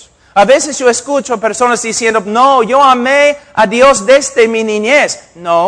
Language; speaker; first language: Spanish; non-native, fluent; English